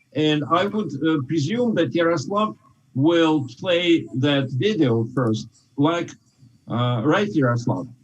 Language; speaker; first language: English; non-native, fluent; Russian